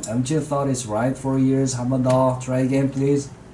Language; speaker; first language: English; non-native, fluent; Korean